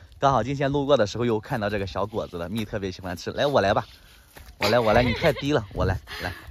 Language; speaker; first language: Chinese; native; Chinese